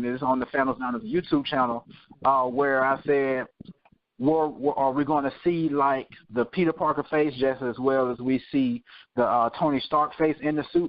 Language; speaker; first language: English; native; English